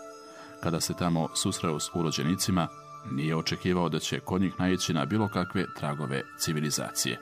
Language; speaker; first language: Croatian; native; Croatian